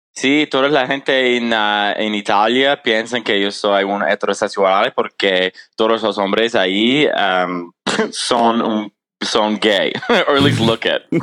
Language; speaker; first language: Spanish; non-native, learner; English